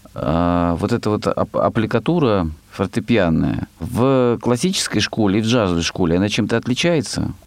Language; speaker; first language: Russian; native; Russian